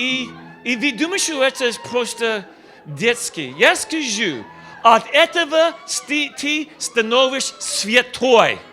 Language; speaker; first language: Russian; non-native, learner; English